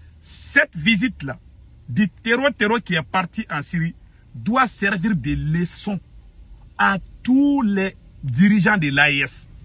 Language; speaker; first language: French; non-native, local second language; Bambara